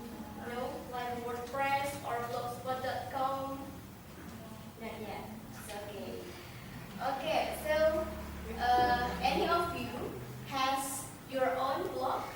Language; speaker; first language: English; non-native, fluent; Indonesian